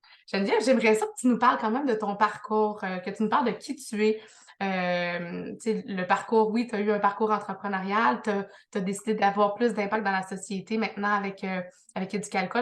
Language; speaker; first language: French; native; French